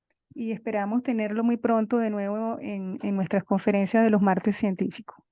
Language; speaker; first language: Spanish; native; Spanish